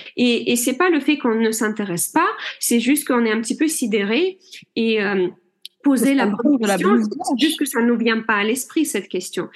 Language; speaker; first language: French; non-native, fluent; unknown